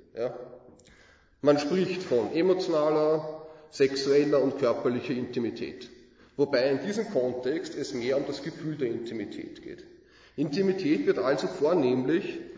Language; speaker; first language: German; native; German